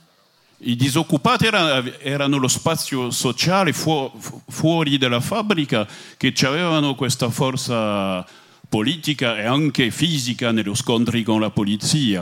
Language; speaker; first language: Italian; non-native, fluent; French